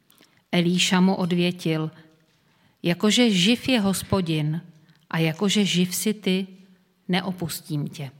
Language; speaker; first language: Czech; native; Czech